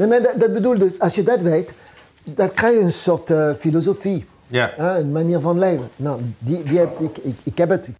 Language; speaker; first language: Dutch; non-native, fluent; French